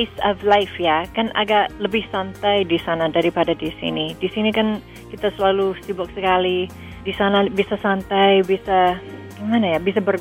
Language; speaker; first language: Indonesian; non-native, fluent; English